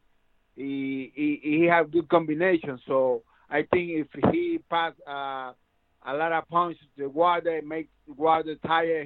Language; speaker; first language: English; non-native, learner; Spanish